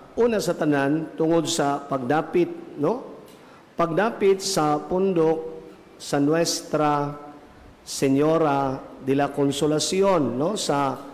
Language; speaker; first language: Cebuano; native; Cebuano